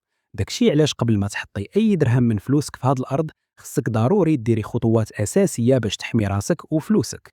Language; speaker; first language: Arabic; native; Arabic